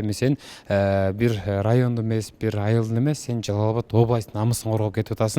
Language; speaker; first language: Kyrgyz; native; Kyrgyz